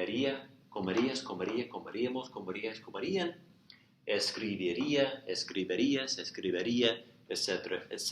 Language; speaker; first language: Spanish; non-native, fluent; English